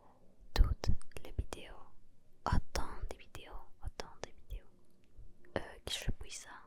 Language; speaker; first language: French; non-native, learner; Spanish